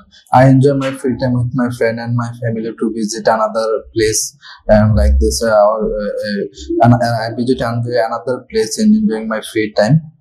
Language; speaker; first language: English; non-native, learner; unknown